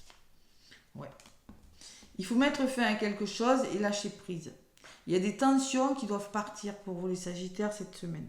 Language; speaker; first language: French; native; French